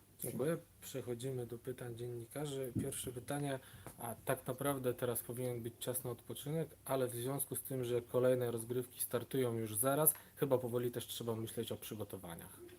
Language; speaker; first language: Polish; native; Polish